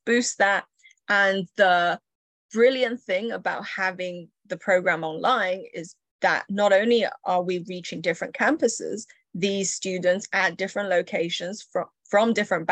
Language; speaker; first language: English; early bilingual, other home language; Chinese